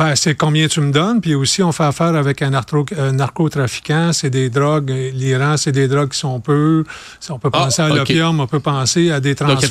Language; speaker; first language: French; native; French